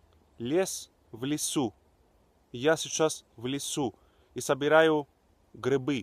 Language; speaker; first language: Russian; non-native, fluent; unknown